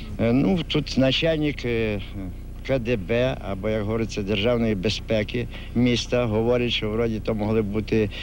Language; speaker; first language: Ukrainian; native; Ukrainian